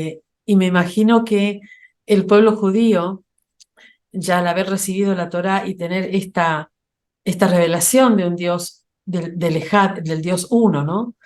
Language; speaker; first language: Spanish; native; Spanish